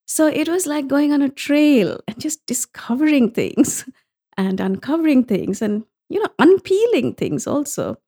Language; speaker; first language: English; non-native, local second language; Bangla